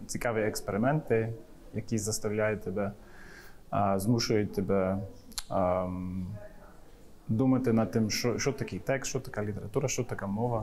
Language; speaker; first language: Ukrainian; non-native, fluent; English